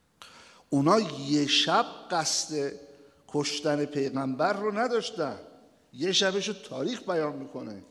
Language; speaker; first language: Persian; native; Persian